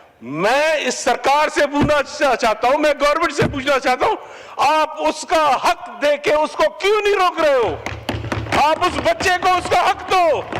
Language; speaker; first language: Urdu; non-native, local second language; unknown